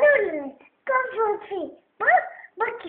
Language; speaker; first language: Hebrew; early bilingual, other home language; Russian